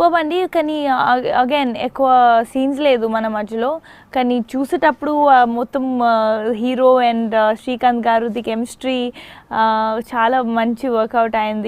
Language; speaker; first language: Telugu; non-native, fluent; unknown